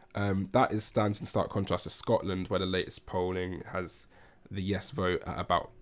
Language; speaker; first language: English; native; English